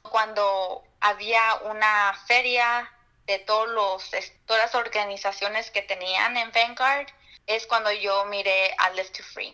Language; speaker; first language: Spanish; early bilingual, heritage; Spanish